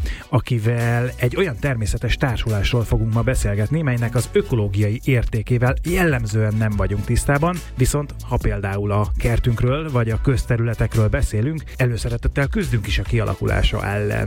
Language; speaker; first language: Hungarian; native; Hungarian